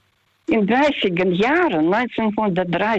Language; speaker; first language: German; non-native, fluent; Russian